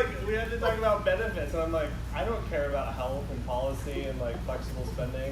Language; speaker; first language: English; native; English